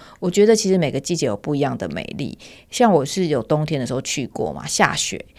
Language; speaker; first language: Chinese; native; Chinese